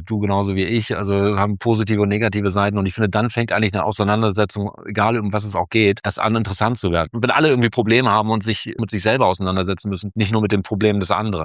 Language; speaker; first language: German; native; German